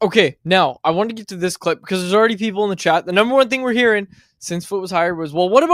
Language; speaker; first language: English; native; English